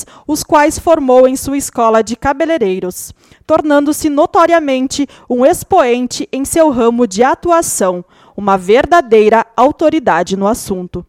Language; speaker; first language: Portuguese; native; Portuguese